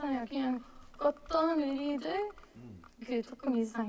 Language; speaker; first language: Korean; non-native, learner; English